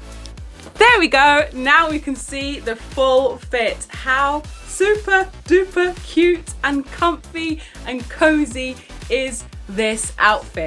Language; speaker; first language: English; native; English